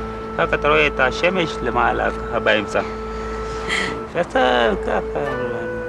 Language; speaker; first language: Hebrew; non-native, learner; Amharic